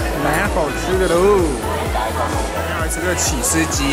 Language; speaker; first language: Chinese; native; Chinese